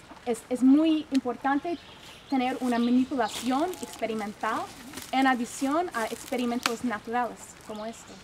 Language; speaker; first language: Spanish; non-native, fluent; English